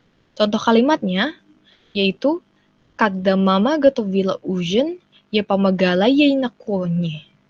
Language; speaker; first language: Russian; non-native, learner; Indonesian